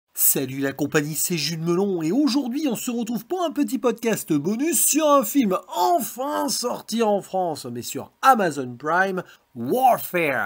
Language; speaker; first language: French; native; French